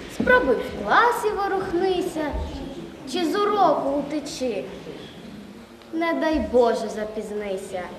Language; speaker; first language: Ukrainian; native; Ukrainian